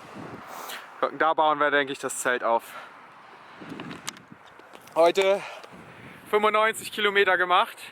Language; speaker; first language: German; native; German